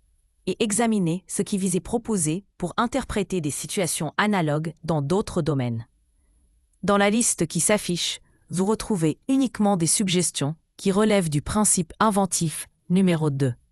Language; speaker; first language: French; native; French